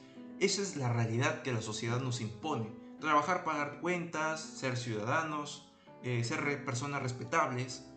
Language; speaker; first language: Spanish; native; Spanish